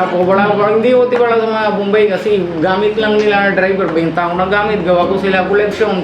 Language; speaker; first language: Filipino; non-native, learner; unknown